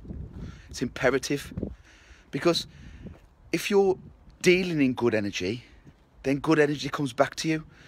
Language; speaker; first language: English; native; English